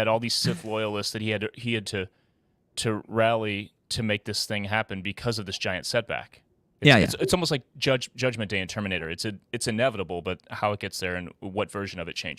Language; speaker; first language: English; native; English